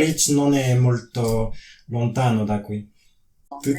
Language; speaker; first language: Italian; non-native, learner; French